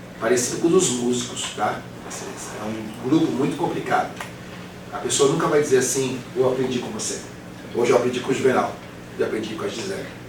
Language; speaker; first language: Portuguese; native; Portuguese